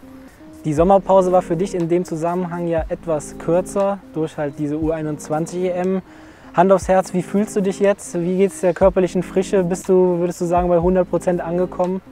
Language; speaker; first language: German; native; German